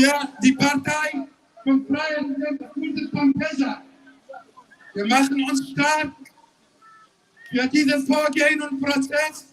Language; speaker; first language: German; non-native, learner; Central Kurdish